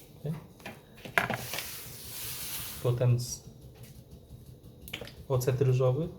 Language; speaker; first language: Polish; non-native, fluent; Vietnamese